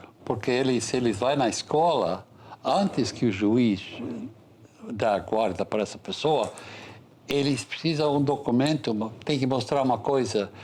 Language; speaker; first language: Portuguese; non-native, fluent; English